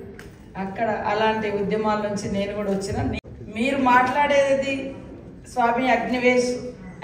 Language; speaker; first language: Telugu; native; Telugu